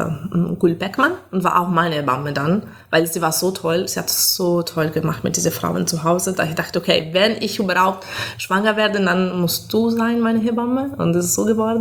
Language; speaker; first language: German; non-native, fluent; Italian